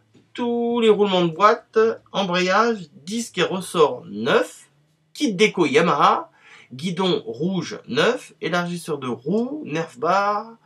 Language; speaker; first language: French; native; French